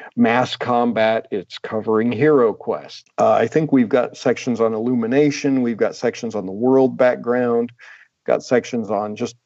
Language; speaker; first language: English; native; English